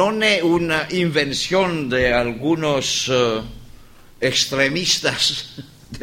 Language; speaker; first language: Spanish; non-native, learner; Greek